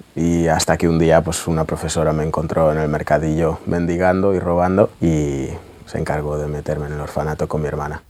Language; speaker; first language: Spanish; early bilingual, other home language; Russian